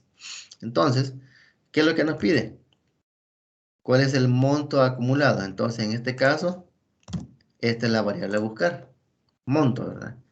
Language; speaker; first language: Spanish; native; Spanish